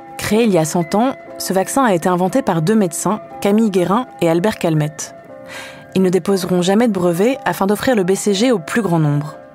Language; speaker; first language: French; native; French